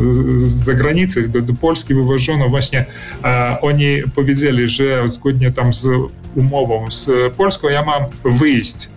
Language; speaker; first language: Polish; early bilingual, heritage; Polish